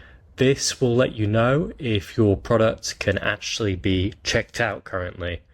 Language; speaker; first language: English; native; English